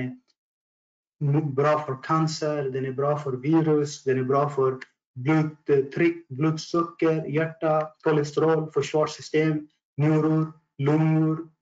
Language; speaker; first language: Swedish; non-native, fluent; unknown